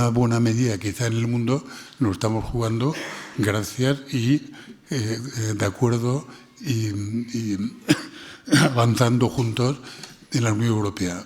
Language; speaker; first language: Spanish; non-native, local second language; Catalan